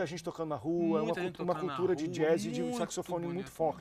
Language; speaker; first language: Portuguese; native; Portuguese